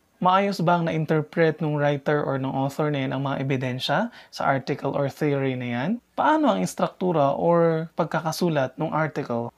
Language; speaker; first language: Filipino; native; Filipino